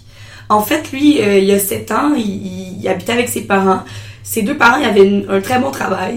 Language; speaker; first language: French; native; French